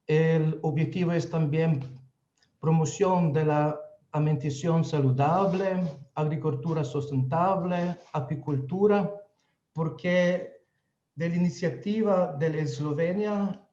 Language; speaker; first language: Spanish; non-native, fluent; Slovenian